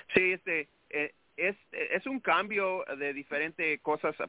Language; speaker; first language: Spanish; early bilingual, other home language; English